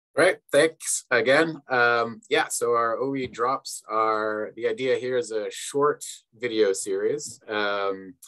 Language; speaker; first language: English; native; English